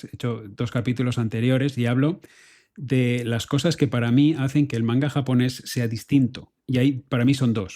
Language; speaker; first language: Spanish; native; Spanish